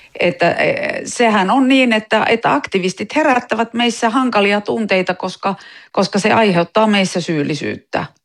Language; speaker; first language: Finnish; native; Finnish